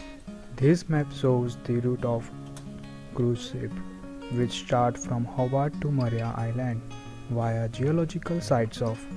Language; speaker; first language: English; non-native, fluent; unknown